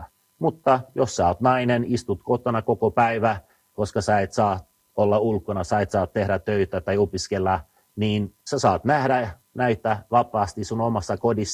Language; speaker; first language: Finnish; non-native, fluent; Swedish